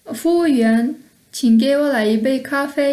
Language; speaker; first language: Chinese; non-native, fluent; Kyrgyz